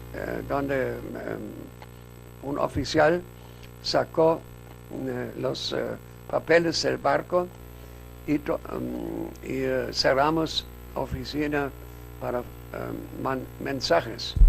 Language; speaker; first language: Spanish; non-native, fluent; German